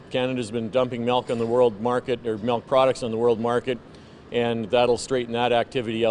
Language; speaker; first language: English; native; English